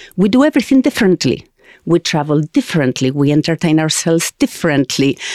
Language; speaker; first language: English; non-native, fluent; Spanish